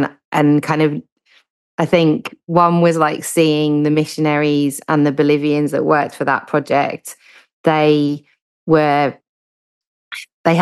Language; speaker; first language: English; native; English